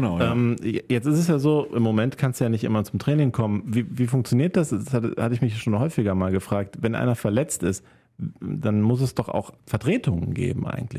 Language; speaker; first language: German; native; German